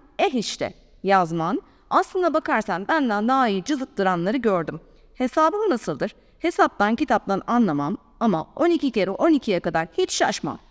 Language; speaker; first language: Turkish; native; Turkish